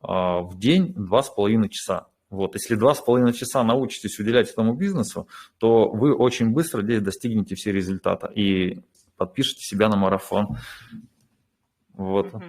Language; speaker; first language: Russian; native; Russian